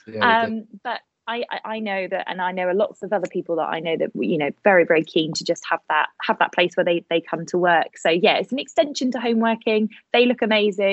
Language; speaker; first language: English; native; English